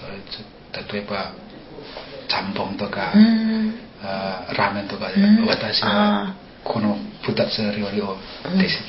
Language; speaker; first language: Japanese; non-native, learner; Indonesian